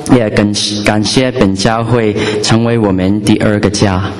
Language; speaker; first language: Chinese; non-native, learner; English